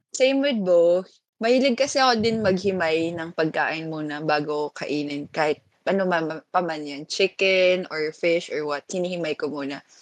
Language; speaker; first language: Filipino; non-native, local second language; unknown